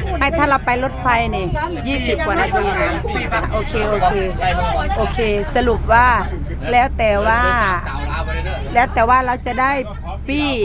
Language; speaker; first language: Thai; native; Thai